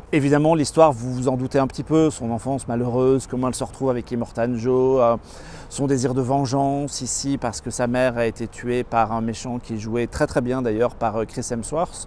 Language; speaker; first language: French; native; French